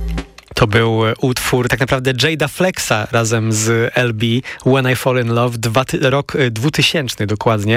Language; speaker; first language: Polish; native; Polish